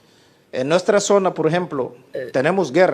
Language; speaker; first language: Spanish; non-native, learner; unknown